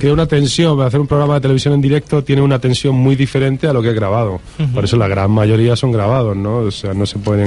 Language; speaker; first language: Spanish; native; Spanish